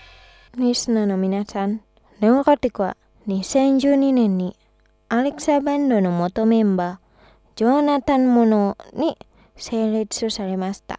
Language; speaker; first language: Japanese; non-native, fluent; Indonesian